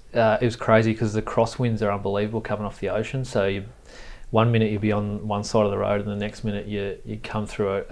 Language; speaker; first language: English; native; English